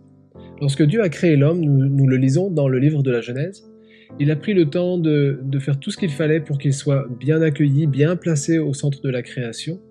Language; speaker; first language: French; native; French